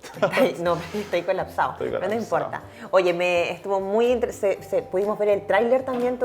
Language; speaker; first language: Spanish; native; Spanish